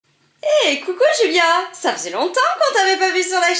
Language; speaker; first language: French; native; French